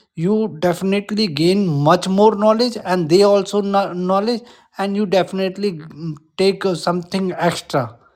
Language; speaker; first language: English; non-native, local second language; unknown